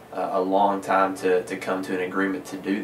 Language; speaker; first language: English; native; English